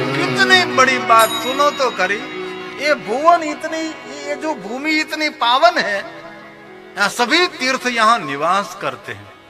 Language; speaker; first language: Hindi; non-native, local second language; Gujarati